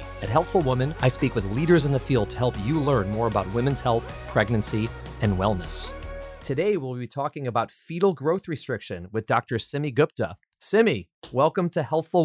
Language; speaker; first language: English; native; English